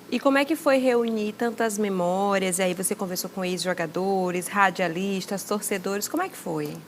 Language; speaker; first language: Portuguese; native; Portuguese